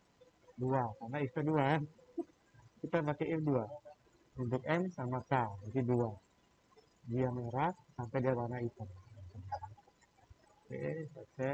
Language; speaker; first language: Indonesian; native; Indonesian